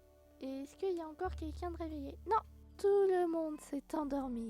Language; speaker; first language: French; native; French